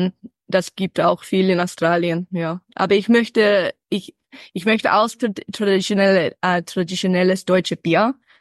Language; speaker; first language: German; early bilingual, heritage; English